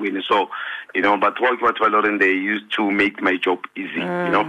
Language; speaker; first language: English; non-native, local second language; Northern Sotho